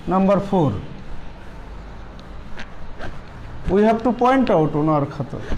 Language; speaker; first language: English; non-native, local second language; Bangla